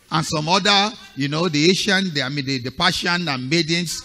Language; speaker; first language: English; non-native, local second language; Yoruba